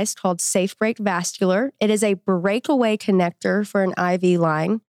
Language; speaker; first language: English; native; English